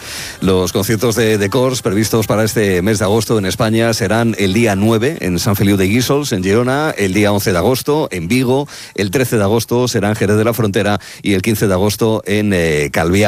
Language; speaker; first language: Spanish; native; Spanish